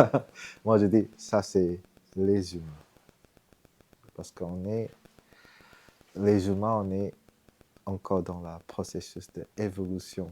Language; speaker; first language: French; non-native, fluent; Vietnamese